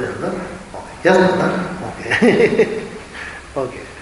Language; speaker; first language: Russian; non-native, learner; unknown